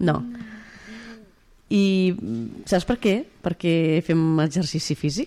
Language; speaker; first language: Catalan; native; Catalan